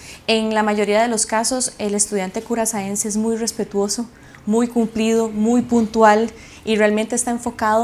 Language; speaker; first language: Spanish; native; Spanish